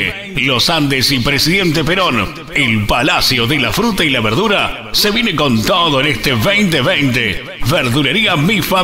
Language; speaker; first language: Spanish; native; Spanish